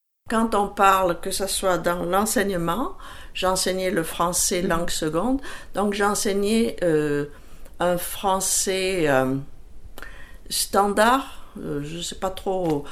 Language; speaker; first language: French; native; French